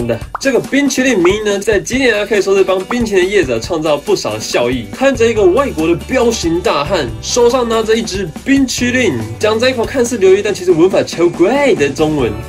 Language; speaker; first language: Chinese; native; Chinese